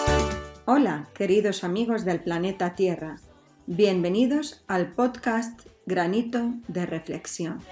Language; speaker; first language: Spanish; native; Spanish